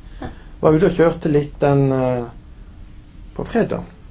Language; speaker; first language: Norwegian; native; Norwegian